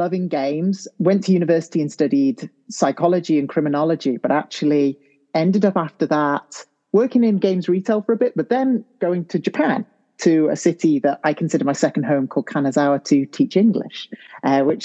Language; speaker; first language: English; native; English